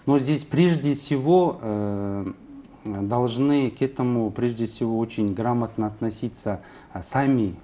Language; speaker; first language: Russian; non-native, local second language; Kazakh